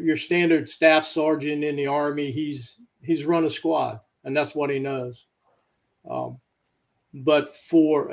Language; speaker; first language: English; native; English